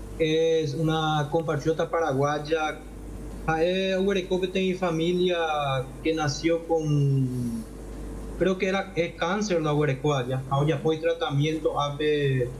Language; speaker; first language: Spanish; native; Spanish